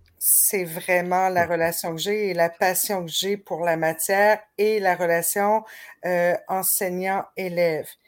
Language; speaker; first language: French; native; French